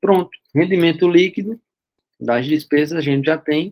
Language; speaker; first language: Portuguese; native; Portuguese